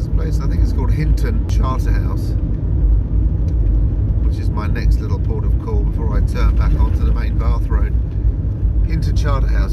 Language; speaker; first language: English; native; English